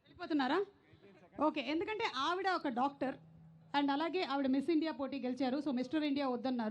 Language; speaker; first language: Telugu; native; Telugu